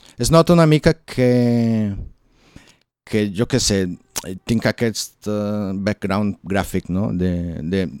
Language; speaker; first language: Catalan; non-native, learner; Portuguese